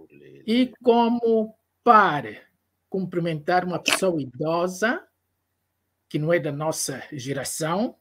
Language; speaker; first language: Portuguese; non-native, local second language; Kongo